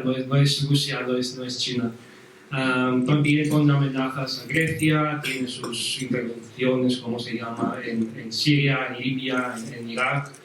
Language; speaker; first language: Spanish; non-native, fluent; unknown